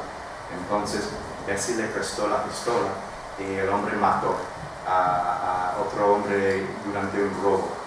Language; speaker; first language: Spanish; non-native, fluent; English